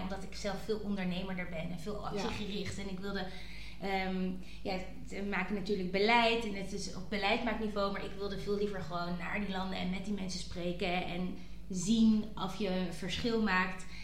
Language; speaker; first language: Dutch; native; Dutch